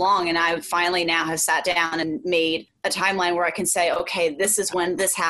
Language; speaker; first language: English; native; English